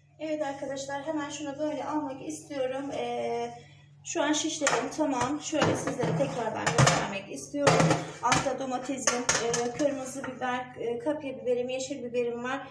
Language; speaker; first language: Turkish; native; Turkish